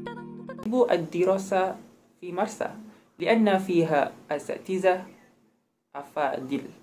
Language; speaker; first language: Arabic; non-native, learner; Malay